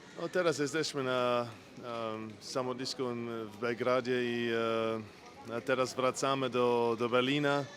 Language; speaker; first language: Polish; non-native, fluent; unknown